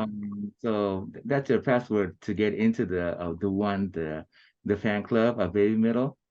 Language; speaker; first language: English; early bilingual, other home language; Japanese